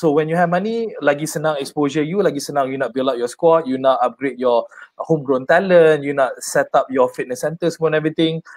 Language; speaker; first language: English; non-native, local second language; Malay